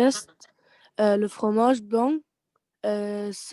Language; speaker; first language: French; non-native, learner; Arabic